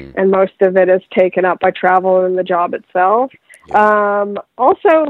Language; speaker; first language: English; native; English